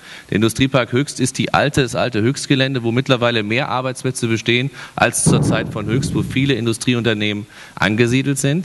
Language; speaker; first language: German; native; German